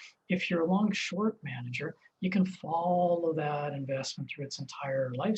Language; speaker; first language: English; native; English